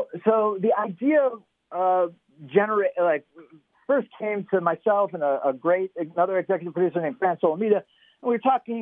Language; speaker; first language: English; native; English